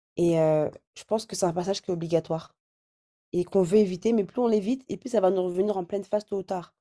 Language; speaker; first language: French; early bilingual, other home language; Arabic